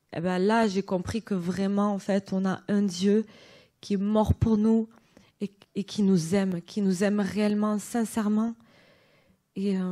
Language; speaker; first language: French; native; French